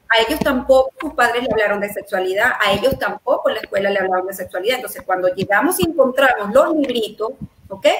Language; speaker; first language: Spanish; native; Spanish